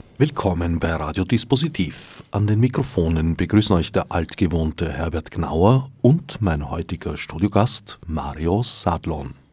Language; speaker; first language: German; native; German